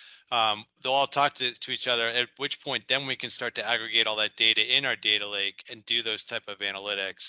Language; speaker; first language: English; native; English